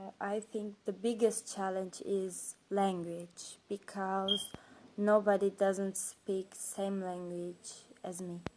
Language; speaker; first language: English; non-native, fluent; Turkish